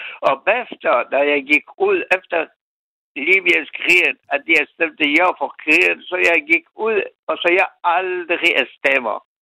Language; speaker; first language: Danish; non-native, learner; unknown